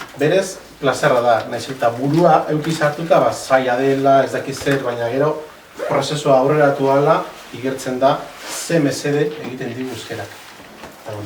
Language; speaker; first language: Basque; non-native, local second language; Spanish